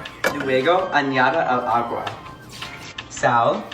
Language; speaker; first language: Spanish; non-native, learner; English